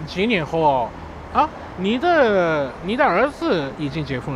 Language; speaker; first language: Chinese; non-native, fluent; Japanese